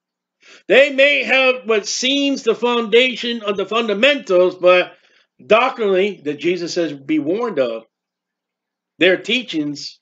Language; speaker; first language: English; native; English